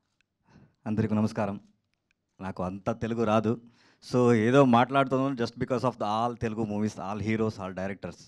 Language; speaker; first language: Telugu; non-native, learner; Kannada